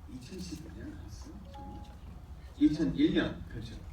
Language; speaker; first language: Korean; early bilingual, heritage; English